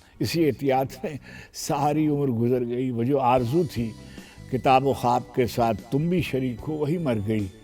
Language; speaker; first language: Urdu; native; Urdu